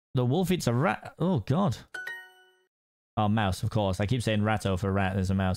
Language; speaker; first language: English; native; English